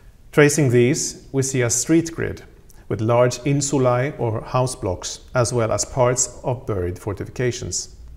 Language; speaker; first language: English; non-native, fluent; Swedish